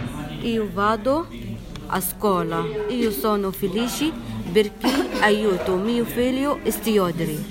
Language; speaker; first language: Italian; non-native, learner; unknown